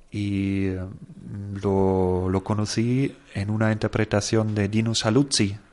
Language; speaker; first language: Spanish; non-native, fluent; German